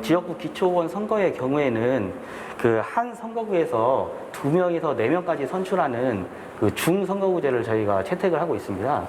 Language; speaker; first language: Korean; native; Korean